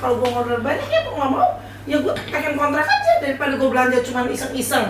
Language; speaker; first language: Indonesian; native; Indonesian